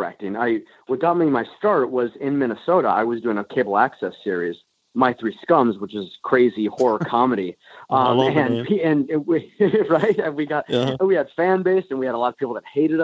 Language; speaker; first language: English; native; English